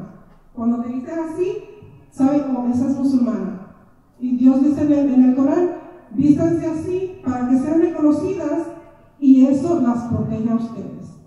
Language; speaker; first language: Spanish; native; Spanish